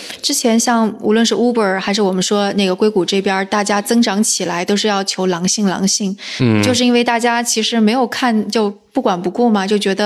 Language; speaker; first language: Chinese; native; Chinese